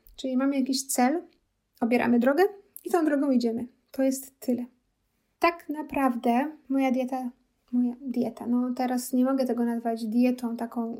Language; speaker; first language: Polish; native; Polish